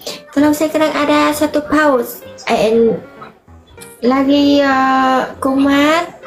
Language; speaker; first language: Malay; non-native, learner; Vietnamese